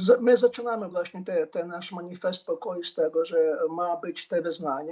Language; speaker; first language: Polish; non-native, fluent; Ukrainian